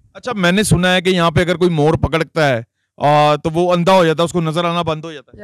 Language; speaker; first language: Urdu; non-native, local second language; Punjabi